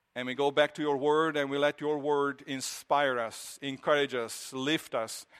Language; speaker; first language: English; non-native, fluent; Romanian